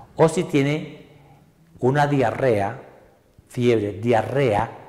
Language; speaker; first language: Spanish; native; Spanish